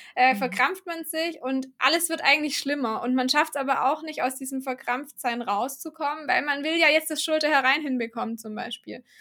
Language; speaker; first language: German; native; German